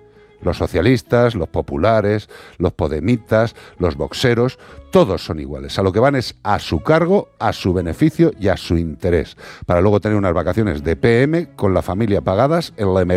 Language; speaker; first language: Spanish; native; Spanish